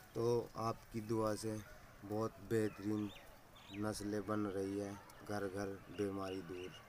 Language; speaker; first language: Hindi; native; Hindi